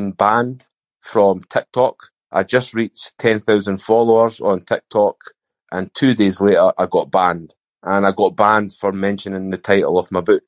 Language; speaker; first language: English; native; English